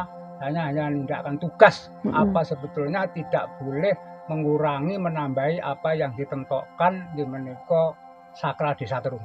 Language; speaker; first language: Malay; non-native, local second language; Javanese